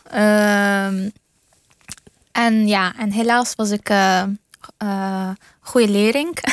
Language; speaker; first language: Dutch; non-native, fluent; Persian